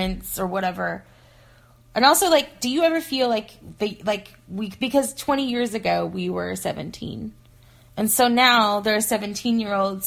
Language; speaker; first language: English; native; English